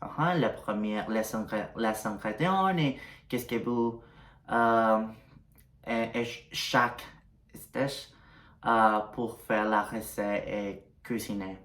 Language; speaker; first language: French; non-native, learner; Spanish